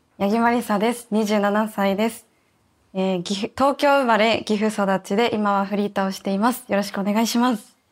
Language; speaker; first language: Japanese; native; Japanese